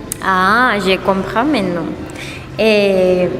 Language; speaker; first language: French; non-native, learner; Spanish